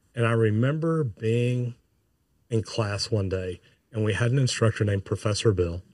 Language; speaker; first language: English; native; English